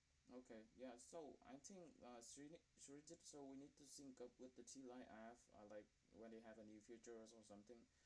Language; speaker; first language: English; non-native, fluent; Vietnamese